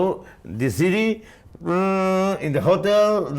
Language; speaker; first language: English; non-native, learner; Spanish